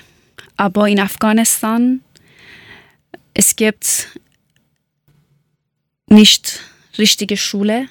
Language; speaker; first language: German; non-native, local second language; Persian